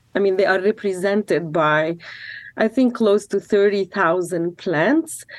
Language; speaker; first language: English; non-native, fluent; Arabic